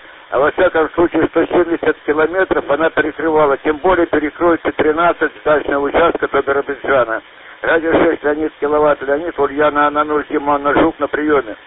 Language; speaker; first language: Russian; native; Russian